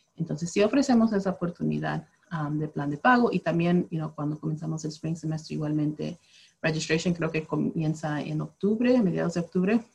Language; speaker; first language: Spanish; early bilingual, heritage; Spanish